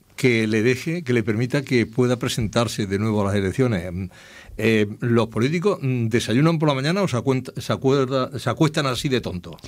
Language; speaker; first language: Spanish; native; Spanish